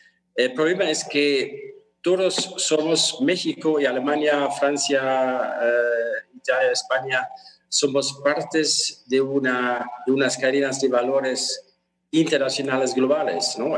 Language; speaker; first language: Spanish; non-native, fluent; German